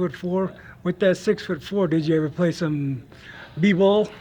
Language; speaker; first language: English; native; English